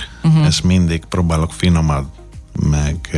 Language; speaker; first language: Hungarian; non-native, fluent; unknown